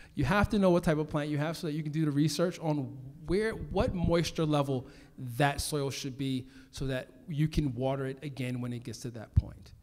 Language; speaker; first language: English; native; English